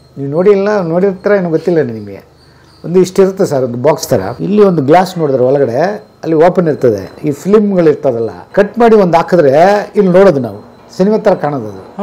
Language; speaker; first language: Kannada; non-native, local second language; Tamil